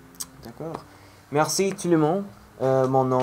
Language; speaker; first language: French; non-native, learner; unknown